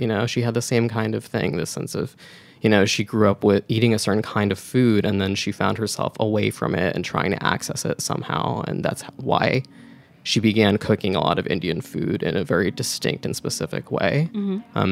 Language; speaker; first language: English; native; English